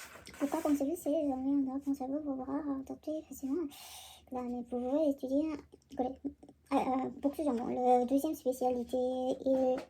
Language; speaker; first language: French; non-native, learner; Korean